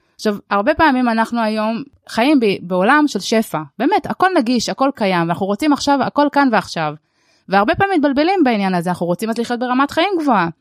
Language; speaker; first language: Hebrew; early bilingual, other home language; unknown